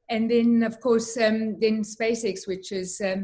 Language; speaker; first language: English; native; English